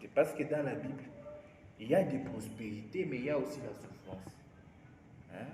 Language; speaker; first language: French; non-native, local second language; Swahili